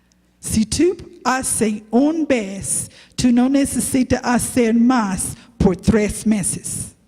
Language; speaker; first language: Spanish; non-native, learner; English